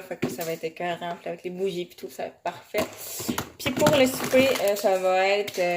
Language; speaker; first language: French; native; French